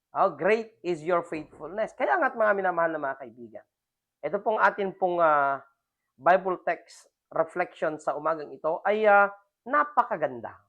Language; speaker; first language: Filipino; non-native, local second language; Iloko